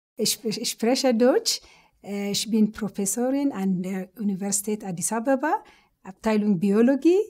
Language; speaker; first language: German; non-native, learner; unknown